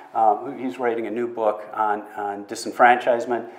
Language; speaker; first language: English; native; English